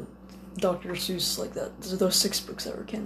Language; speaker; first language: English; non-native, local second language; Filipino